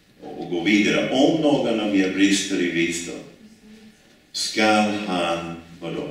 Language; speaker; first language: Swedish; non-native, fluent; English